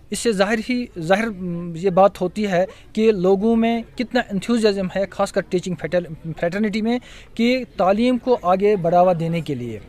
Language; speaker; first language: Urdu; non-native, local second language; Kashmiri